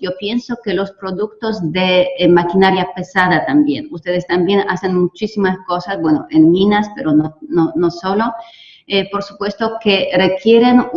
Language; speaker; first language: Spanish; non-native, fluent; Polish